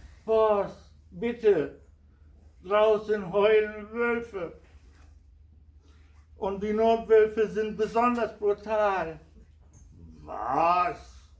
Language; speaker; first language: German; non-native, fluent; Kurdish